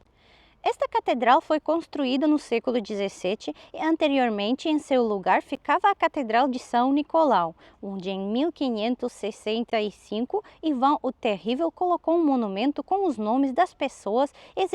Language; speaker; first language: Portuguese; non-native, fluent; Russian